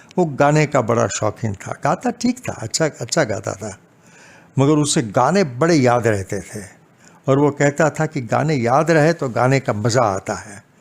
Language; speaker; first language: Hindi; non-native, local second language; Gujarati